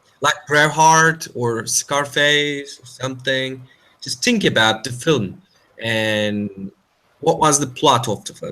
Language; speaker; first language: English; non-native, fluent; Turkish